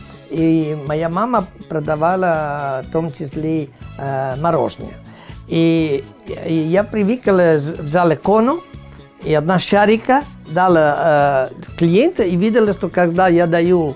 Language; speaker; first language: Russian; non-native, learner; Italian